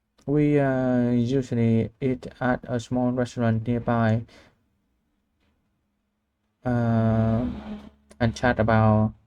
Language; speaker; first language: English; non-native, learner; Vietnamese